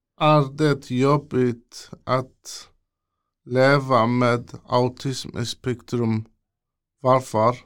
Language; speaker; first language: Swedish; non-native, learner; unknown